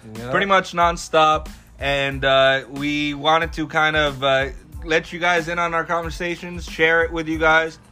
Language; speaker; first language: English; early bilingual, other home language; Arabic